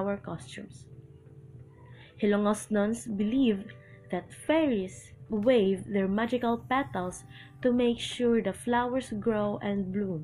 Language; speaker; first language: English; non-native, local second language; Cebuano